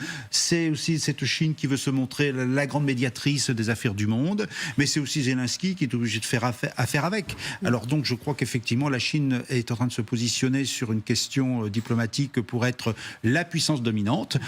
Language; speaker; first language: French; native; French